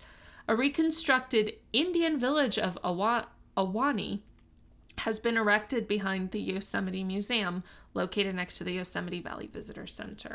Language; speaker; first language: English; native; English